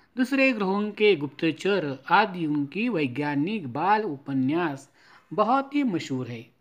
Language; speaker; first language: Hindi; non-native, local second language; Marathi